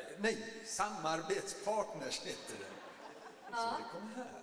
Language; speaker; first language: Swedish; native; Swedish